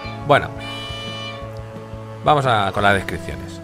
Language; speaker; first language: Spanish; native; Spanish